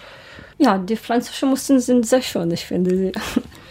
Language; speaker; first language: German; non-native, learner; Ukrainian